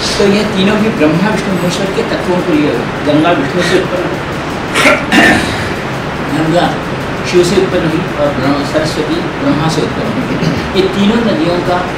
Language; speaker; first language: Hindi; native; Hindi